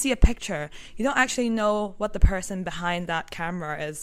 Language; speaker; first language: English; non-native, local second language; Cantonese